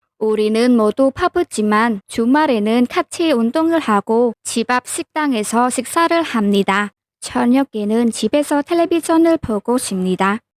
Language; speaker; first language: Korean; non-native, fluent; Khmer